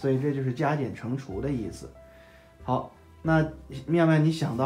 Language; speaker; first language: Chinese; native; Chinese